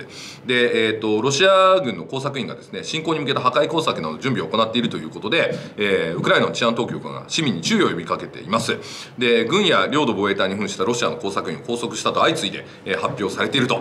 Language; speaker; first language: Japanese; native; Japanese